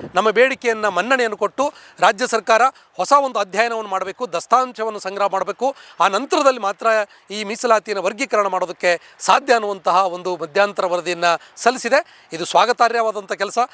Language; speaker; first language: Kannada; non-native, local second language; Lambadi